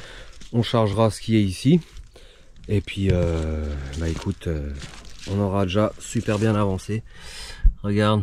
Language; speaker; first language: French; native; French